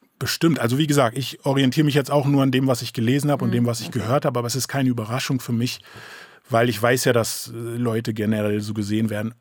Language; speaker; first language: German; early bilingual, other home language; English